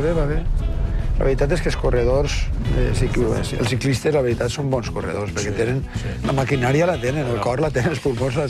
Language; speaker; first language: Catalan; native; Catalan